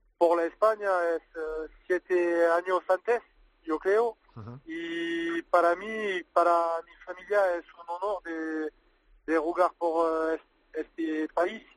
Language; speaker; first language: Spanish; non-native, learner; French